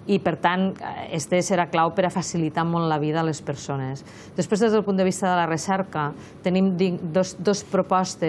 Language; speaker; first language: Catalan; native; Catalan